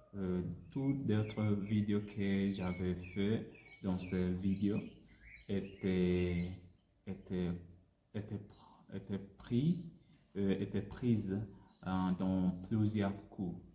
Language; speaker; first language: French; non-native, learner; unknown